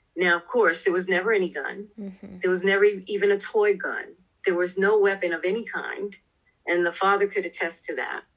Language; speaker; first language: English; native; English